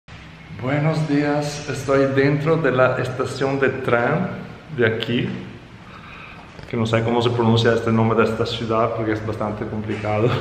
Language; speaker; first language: Spanish; non-native, fluent; Italian